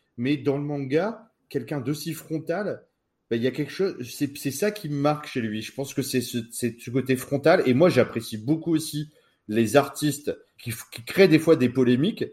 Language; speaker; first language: French; native; French